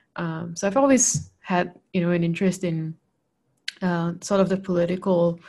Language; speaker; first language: English; non-native, local second language; Malay